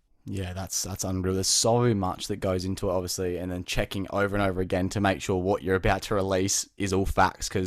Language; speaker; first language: English; native; English